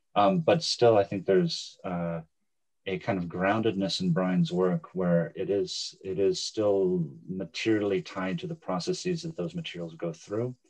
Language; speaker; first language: English; native; English